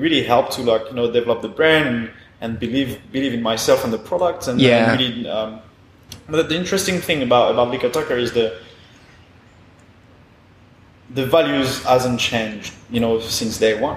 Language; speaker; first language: English; non-native, fluent; French